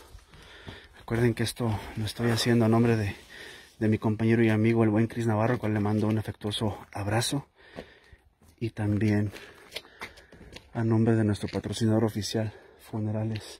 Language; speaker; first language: Spanish; native; Spanish